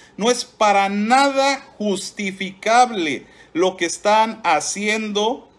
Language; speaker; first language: Spanish; native; Spanish